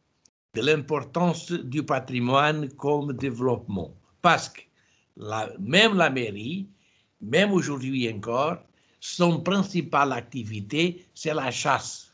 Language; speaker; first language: French; non-native, fluent; Portuguese